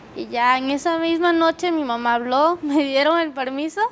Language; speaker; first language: Spanish; native; Spanish